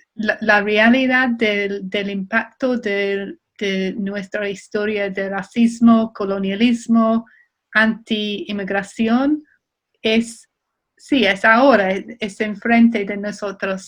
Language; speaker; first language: Spanish; non-native, fluent; English